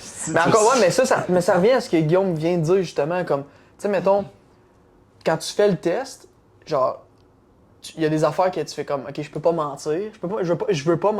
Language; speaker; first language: French; native; French